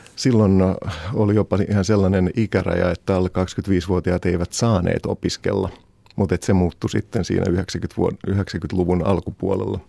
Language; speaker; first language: Finnish; native; Finnish